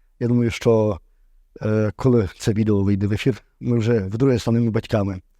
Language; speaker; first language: Ukrainian; native; Ukrainian